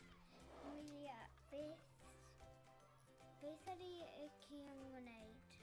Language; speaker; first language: Welsh; non-native, local second language; English